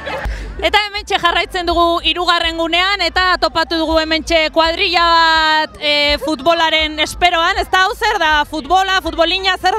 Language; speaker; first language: Basque; native; Basque